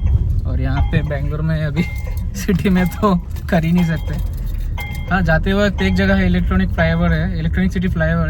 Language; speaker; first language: Hindi; native; Hindi